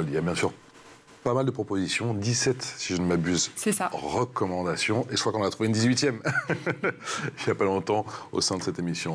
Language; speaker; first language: French; native; French